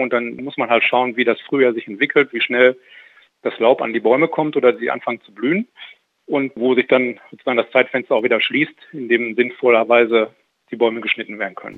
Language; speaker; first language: German; native; German